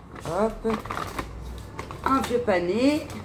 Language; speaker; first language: French; native; French